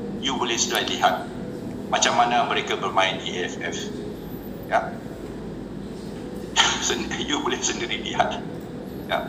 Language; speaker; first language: Indonesian; non-native, local second language; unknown